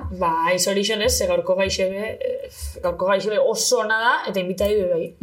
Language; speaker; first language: Basque; native; Basque